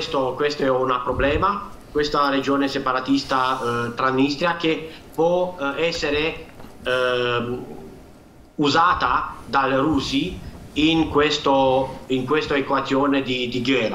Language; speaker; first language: Italian; non-native, fluent; Romanian